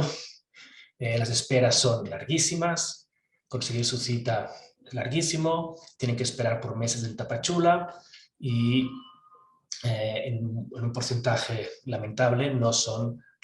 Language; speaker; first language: Spanish; native; Spanish